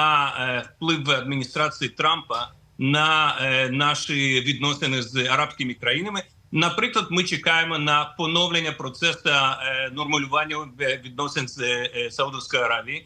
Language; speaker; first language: Ukrainian; non-native, fluent; Russian